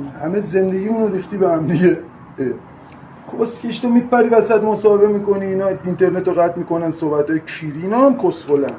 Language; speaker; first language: Persian; native; Persian